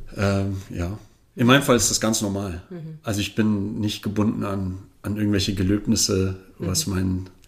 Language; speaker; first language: German; native; German